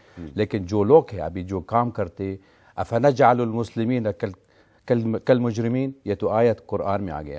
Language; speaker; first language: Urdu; non-native, learner; Arabic